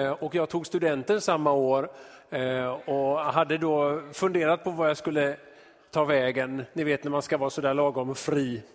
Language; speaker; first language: Swedish; native; Swedish